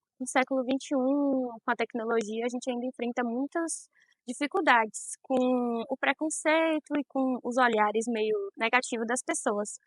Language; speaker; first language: Portuguese; native; Portuguese